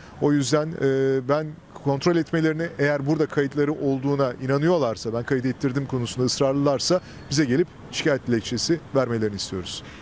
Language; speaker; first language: Turkish; native; Turkish